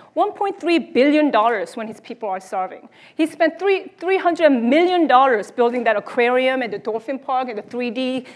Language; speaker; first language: English; early bilingual, other home language; Korean